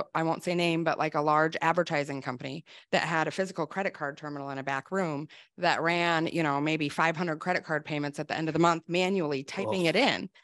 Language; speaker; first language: English; native; English